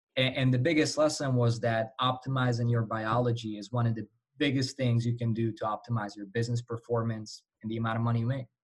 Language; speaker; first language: English; non-native, fluent; Slovak